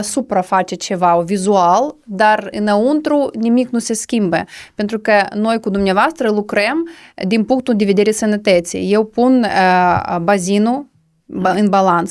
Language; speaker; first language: Romanian; non-native, local second language; Russian